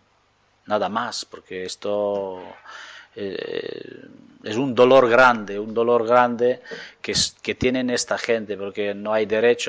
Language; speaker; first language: Spanish; non-native, fluent; Ukrainian